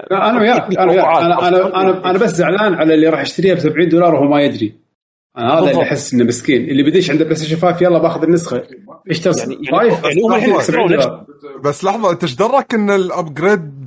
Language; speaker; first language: Arabic; native; Arabic